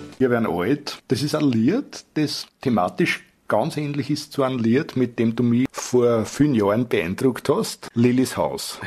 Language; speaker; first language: German; native; German